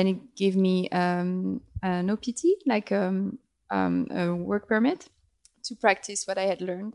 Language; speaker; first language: English; non-native, fluent; French